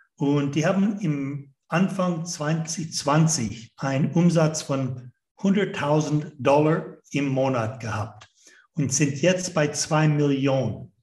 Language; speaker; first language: German; non-native, fluent; English